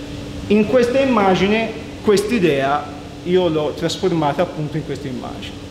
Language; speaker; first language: Italian; native; Italian